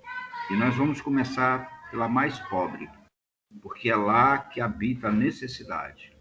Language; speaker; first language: Portuguese; native; Portuguese